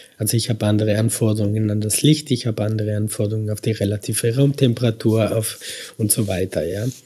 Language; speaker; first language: German; native; German